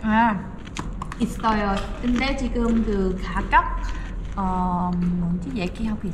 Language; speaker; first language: Korean; non-native, learner; Vietnamese